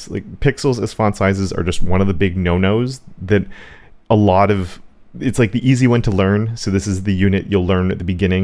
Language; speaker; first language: English; native; English